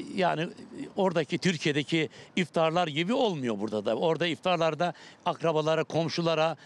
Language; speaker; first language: Turkish; native; Turkish